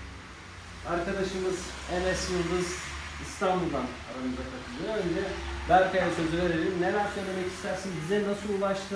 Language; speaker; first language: Turkish; native; Turkish